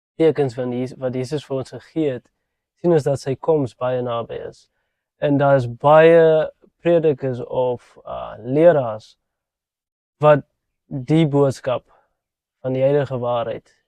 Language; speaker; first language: Afrikaans; non-native, local second language; English